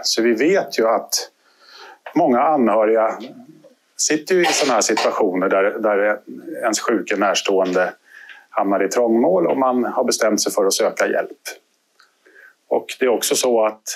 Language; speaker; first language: Swedish; native; Swedish